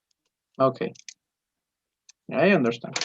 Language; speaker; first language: English; non-native, learner; Spanish